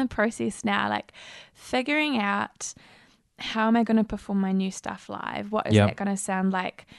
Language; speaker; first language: English; native; English